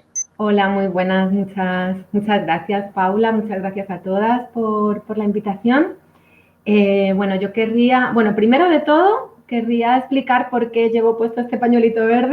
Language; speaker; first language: Spanish; native; Spanish